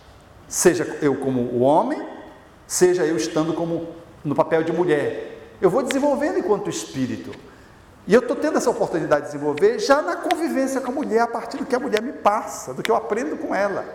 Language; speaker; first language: Portuguese; native; Portuguese